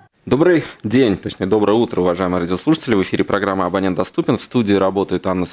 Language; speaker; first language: Russian; native; Russian